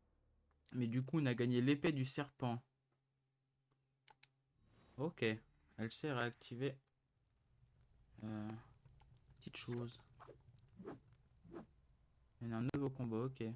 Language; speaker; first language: French; native; French